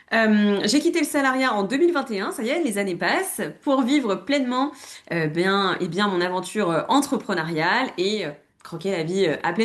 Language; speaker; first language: French; native; French